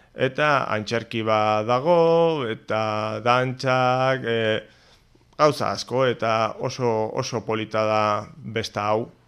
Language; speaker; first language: Basque; non-native, local second language; Spanish